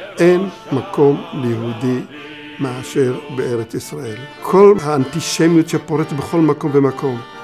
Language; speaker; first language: Hebrew; early bilingual, other home language; Arabic